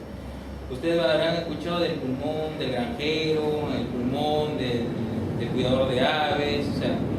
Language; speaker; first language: Spanish; native; Spanish